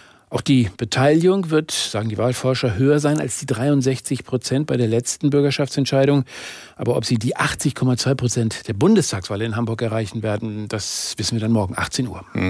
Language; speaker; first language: German; native; German